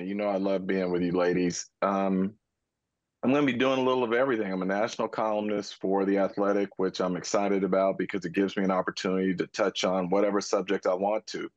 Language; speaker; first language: English; native; English